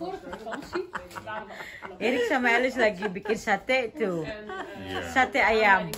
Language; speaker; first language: Dutch; non-native, learner; Indonesian